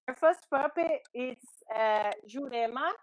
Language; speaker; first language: English; non-native, learner; Portuguese